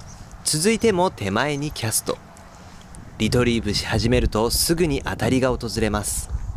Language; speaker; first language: Japanese; native; Japanese